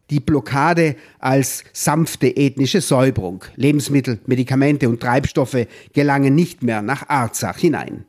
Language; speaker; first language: German; native; German